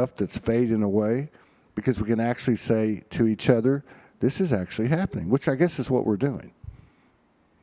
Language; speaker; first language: English; native; English